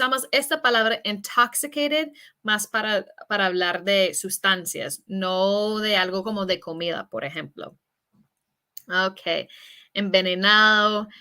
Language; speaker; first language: Spanish; non-native, fluent; English